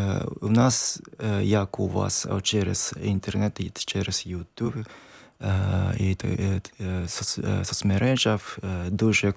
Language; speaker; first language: Ukrainian; non-native, learner; Japanese